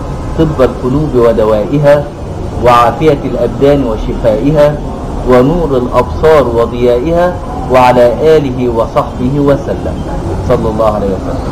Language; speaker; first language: Arabic; native; Arabic